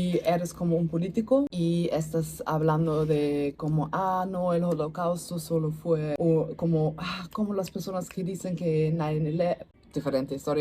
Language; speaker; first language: Spanish; non-native, learner; German